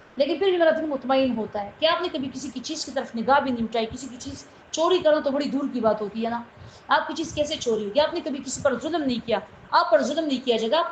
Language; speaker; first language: Urdu; non-native, local second language; Pashto